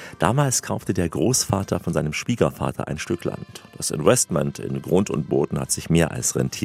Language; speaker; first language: German; native; German